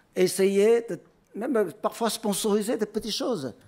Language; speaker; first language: French; non-native, fluent; Chinese